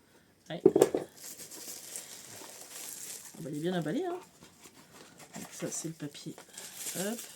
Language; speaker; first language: French; native; French